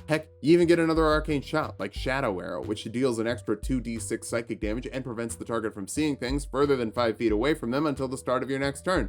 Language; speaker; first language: English; native; English